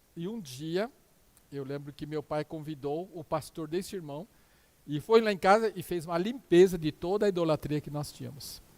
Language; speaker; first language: Portuguese; early bilingual, other home language; Min Nan Chinese